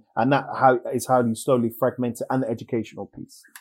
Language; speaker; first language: English; native; English